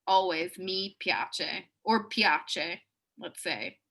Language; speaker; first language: Italian; non-native, fluent; English